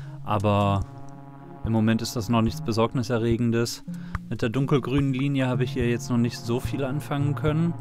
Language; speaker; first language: German; native; German